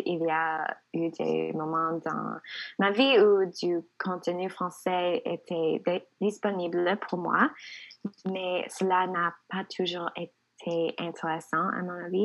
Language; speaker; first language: French; non-native, local second language; English